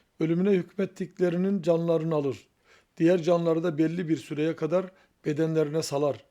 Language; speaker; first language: Turkish; native; Turkish